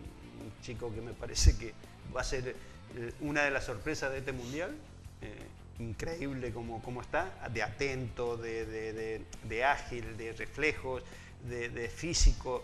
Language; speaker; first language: Spanish; native; Spanish